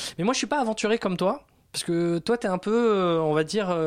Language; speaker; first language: French; native; French